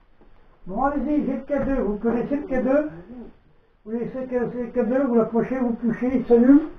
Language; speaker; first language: French; native; French